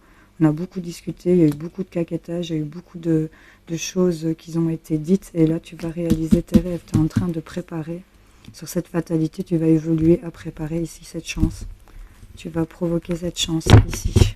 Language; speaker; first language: French; native; French